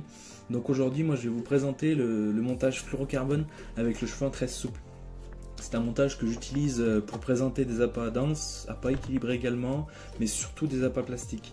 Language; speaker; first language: French; native; French